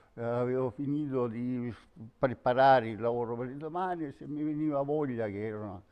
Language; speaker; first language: Italian; native; Italian